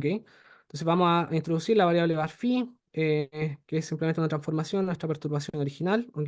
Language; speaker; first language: Spanish; native; Spanish